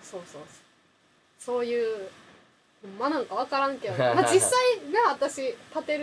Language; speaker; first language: Japanese; native; Japanese